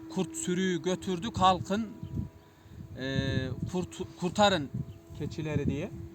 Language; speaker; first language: Turkish; native; Turkish